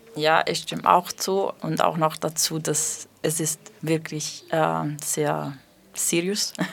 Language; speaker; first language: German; non-native, fluent; Italian